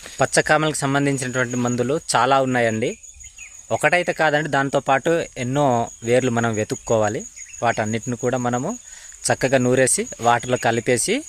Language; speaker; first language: Telugu; non-native, local second language; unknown